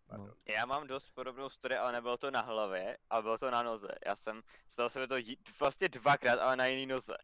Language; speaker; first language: Czech; native; Czech